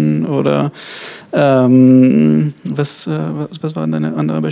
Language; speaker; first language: German; non-native, fluent; French